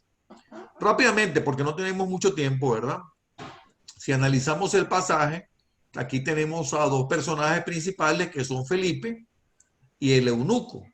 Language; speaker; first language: Spanish; native; Spanish